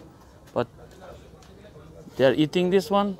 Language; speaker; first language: English; non-native, learner; Turkish